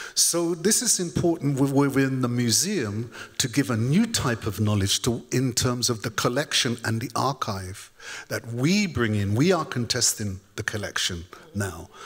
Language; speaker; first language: English; native; English